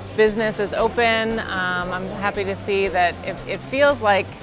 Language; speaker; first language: English; native; English